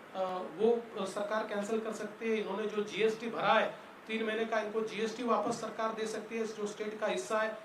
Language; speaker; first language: Hindi; non-native, local second language; Marathi